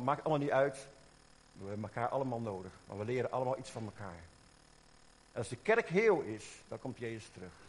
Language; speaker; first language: Dutch; native; Dutch